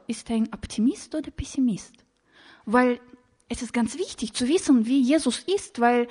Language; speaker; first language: German; non-native, fluent; Russian